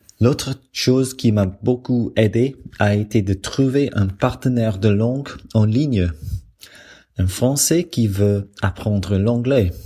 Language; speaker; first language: French; non-native, fluent; English